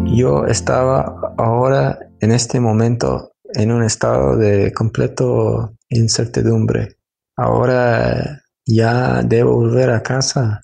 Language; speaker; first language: Spanish; non-native, fluent; English